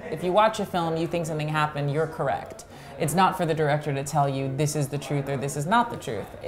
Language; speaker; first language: English; native; English